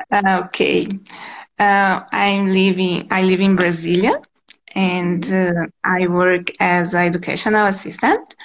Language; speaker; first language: English; non-native, learner; Portuguese